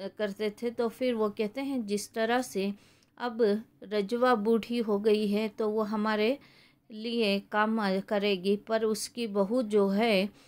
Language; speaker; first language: Hindi; non-native, local second language; Kannada